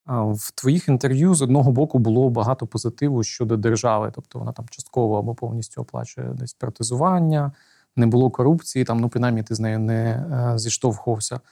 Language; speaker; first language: Ukrainian; native; Ukrainian